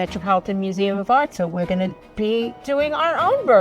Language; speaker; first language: English; native; English